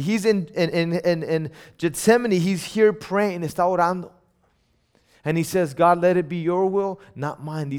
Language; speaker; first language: English; early bilingual, other home language; Spanish